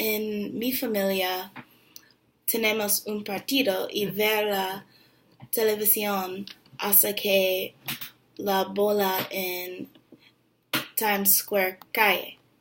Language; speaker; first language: Spanish; non-native, learner; English